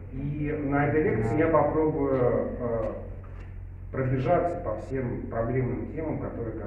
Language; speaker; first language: Russian; native; Russian